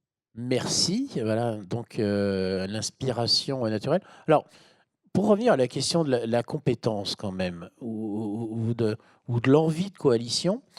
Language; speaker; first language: French; native; French